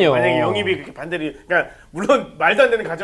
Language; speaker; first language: Korean; native; Korean